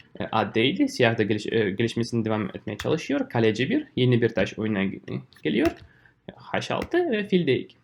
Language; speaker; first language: Turkish; non-native, fluent; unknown